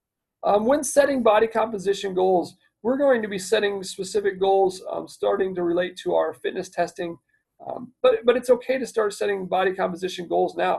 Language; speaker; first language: English; native; English